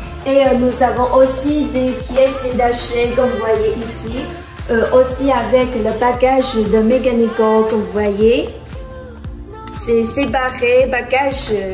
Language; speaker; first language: French; non-native, learner; Chinese